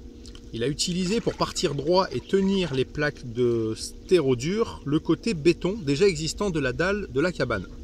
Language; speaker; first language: French; native; French